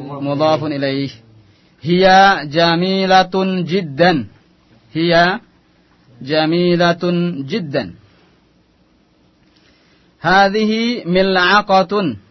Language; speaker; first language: Arabic; non-native, fluent; Indonesian